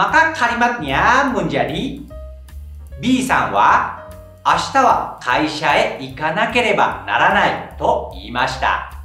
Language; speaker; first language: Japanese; non-native, fluent; Indonesian